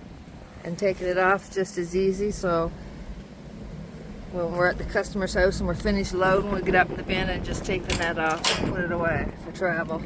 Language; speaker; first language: English; native; English